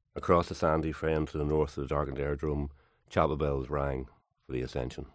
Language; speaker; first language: English; native; English